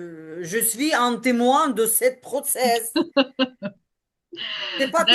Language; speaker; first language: French; non-native, learner; Ukrainian